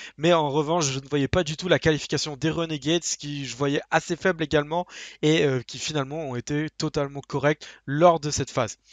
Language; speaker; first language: French; native; French